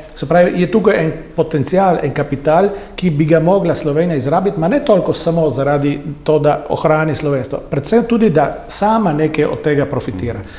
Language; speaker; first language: Slovenian; native; Slovenian